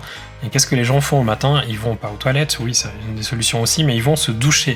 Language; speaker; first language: French; native; French